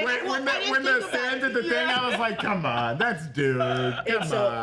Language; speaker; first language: English; native; English